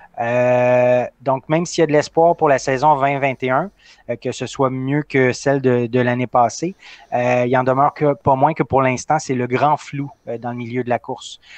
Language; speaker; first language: French; native; French